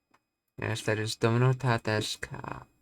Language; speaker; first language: Japanese; non-native, learner; English